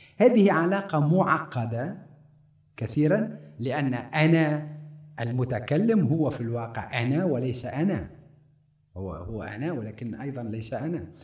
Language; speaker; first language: Arabic; native; Arabic